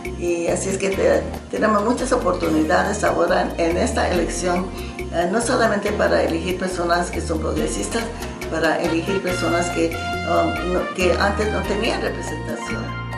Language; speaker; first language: Spanish; early bilingual, other home language; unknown